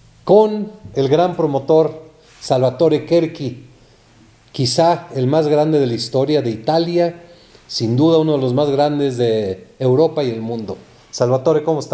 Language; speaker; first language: Spanish; native; Spanish